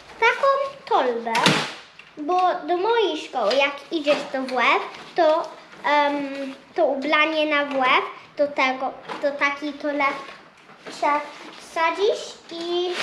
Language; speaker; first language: Polish; early bilingual, heritage; Polish